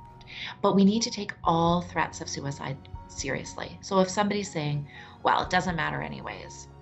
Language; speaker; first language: English; native; English